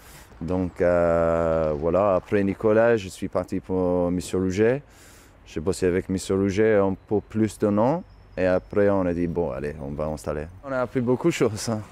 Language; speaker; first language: French; non-native, fluent; English